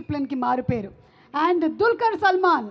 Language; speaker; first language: Telugu; native; Telugu